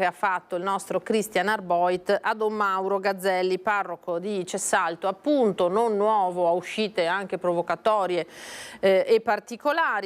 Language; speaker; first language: Italian; native; Italian